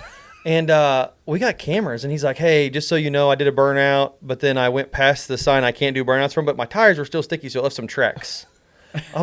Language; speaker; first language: English; native; English